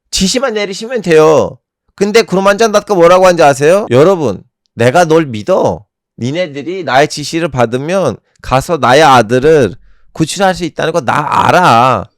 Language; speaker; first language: Korean; non-native, fluent; Turkish